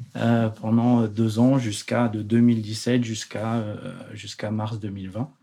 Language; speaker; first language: French; native; French